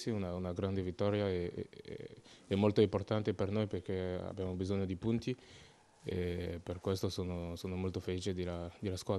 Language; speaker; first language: Italian; non-native, learner; French